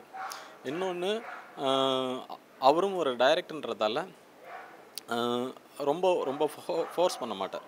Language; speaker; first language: Tamil; native; Tamil